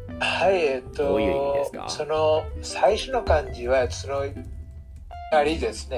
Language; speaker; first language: Japanese; non-native, learner; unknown